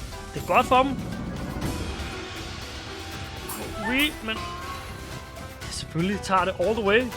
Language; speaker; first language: Danish; native; Danish